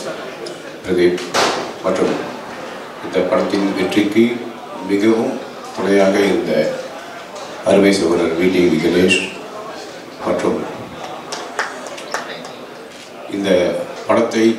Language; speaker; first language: Tamil; native; Tamil